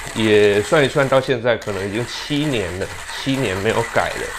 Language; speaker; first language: Chinese; native; Chinese